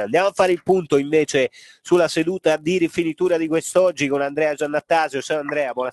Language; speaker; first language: Italian; native; Italian